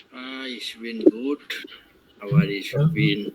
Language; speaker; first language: German; non-native, learner; Bangla